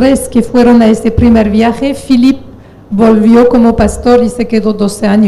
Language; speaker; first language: Spanish; non-native, fluent; French